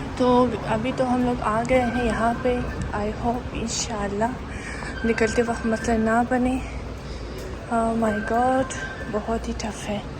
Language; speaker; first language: Urdu; non-native, local second language; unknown